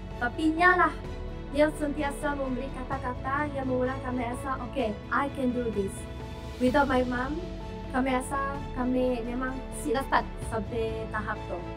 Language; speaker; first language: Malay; non-native, local second language; Iban